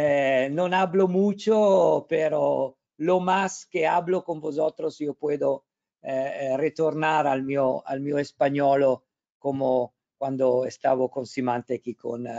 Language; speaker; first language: Spanish; non-native, learner; Italian